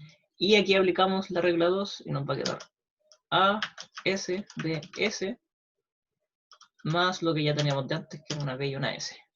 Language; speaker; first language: Spanish; native; Spanish